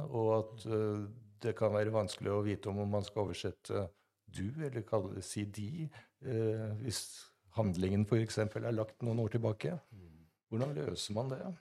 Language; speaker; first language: Norwegian; native; Norwegian